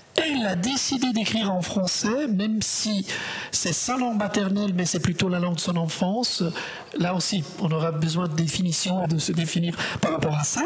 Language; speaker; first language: French; non-native, fluent; Italian